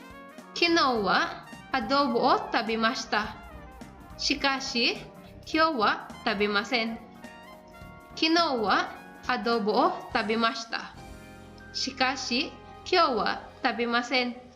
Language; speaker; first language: Japanese; non-native, fluent; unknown